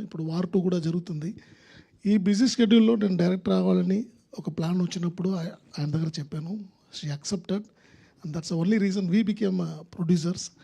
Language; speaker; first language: Telugu; non-native, learner; Tamil